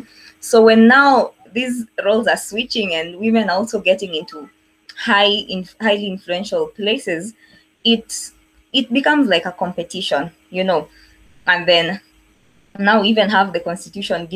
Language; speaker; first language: English; non-native, local second language; Swahili